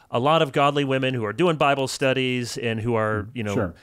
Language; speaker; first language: English; native; English